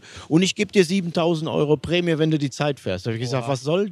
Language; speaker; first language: German; native; German